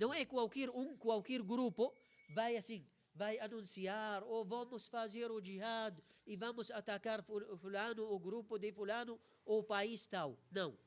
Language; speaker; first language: Portuguese; non-native, fluent; Arabic